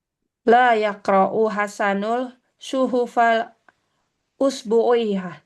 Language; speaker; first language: Arabic; non-native, learner; Indonesian